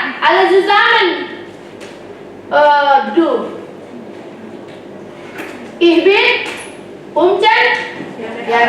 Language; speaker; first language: German; non-native, learner; Indonesian